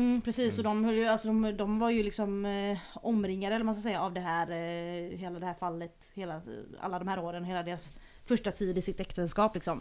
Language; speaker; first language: Swedish; native; Swedish